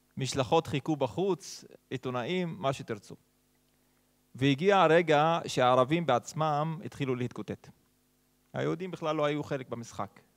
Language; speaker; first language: Hebrew; non-native, local second language; Arabic